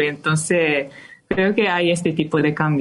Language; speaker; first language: Spanish; non-native, fluent; Japanese